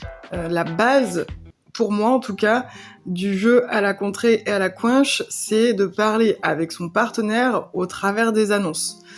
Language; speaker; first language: French; native; French